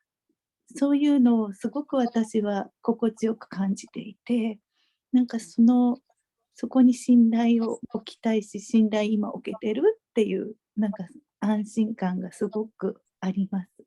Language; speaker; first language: Japanese; native; Japanese